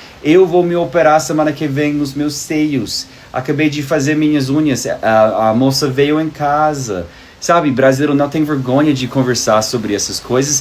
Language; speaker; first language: Portuguese; native; Portuguese